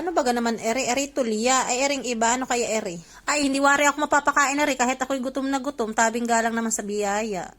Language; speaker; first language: Filipino; native; Filipino